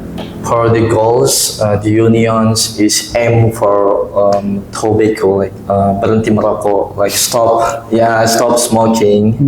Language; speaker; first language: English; non-native, local second language; Indonesian